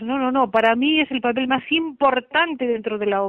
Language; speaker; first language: Spanish; native; Spanish